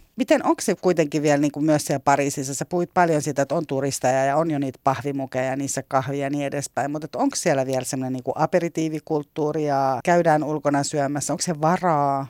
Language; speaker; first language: Finnish; native; Finnish